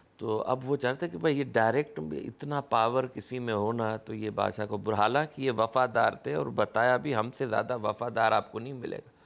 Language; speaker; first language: Urdu; non-native, local second language; Sindhi